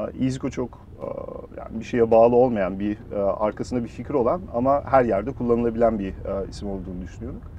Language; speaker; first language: Turkish; early bilingual, heritage; Turkish